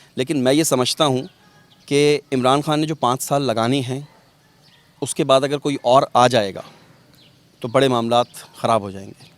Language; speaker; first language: Urdu; non-native, local second language; Punjabi